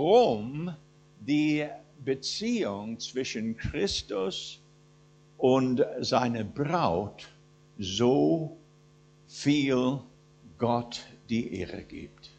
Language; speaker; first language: German; non-native, fluent; English